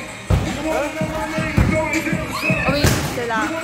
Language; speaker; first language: French; non-native, learner; Khmer